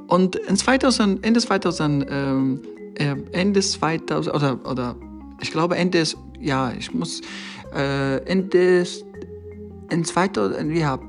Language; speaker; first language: German; non-native, learner; Persian